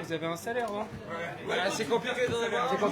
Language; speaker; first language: French; native; French